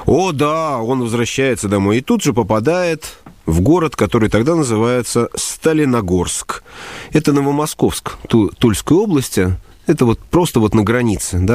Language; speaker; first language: Russian; native; Russian